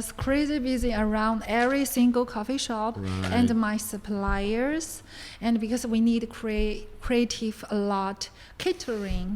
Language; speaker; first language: English; non-native, learner; Chinese